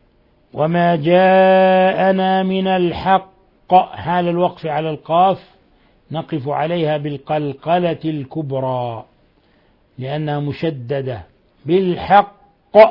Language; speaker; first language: Arabic; native; Arabic